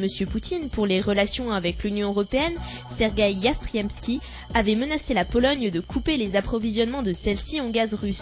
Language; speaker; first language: French; native; French